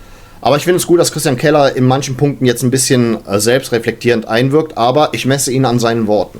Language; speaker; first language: German; native; German